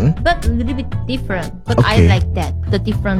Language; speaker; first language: English; non-native, learner; Korean